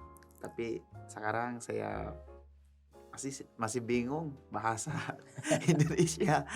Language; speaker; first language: Indonesian; non-native, learner; Tausug